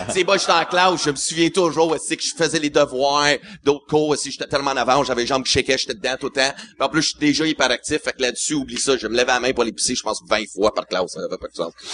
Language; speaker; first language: French; non-native, local second language; English